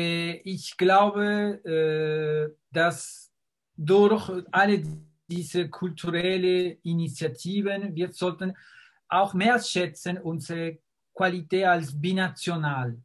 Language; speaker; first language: German; non-native, fluent; Spanish